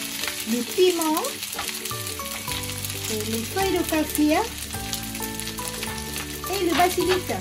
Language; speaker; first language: French; non-native, learner; Thai